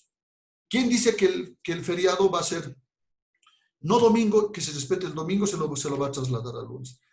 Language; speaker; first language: Spanish; native; Spanish